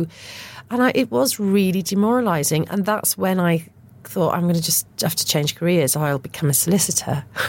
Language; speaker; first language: English; native; English